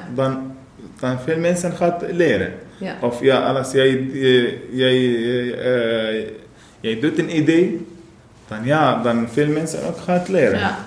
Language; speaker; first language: Dutch; non-native, fluent; Arabic